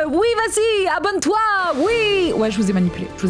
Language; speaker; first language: French; native; French